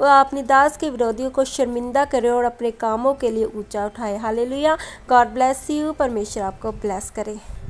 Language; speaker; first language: Hindi; non-native, local second language; Punjabi